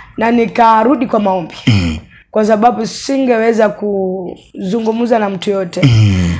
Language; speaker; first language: Swahili; non-native, local second language; Luo (Kenya and Tanzania)